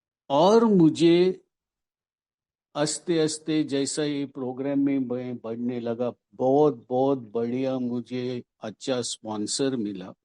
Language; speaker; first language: Hindi; non-native, local second language; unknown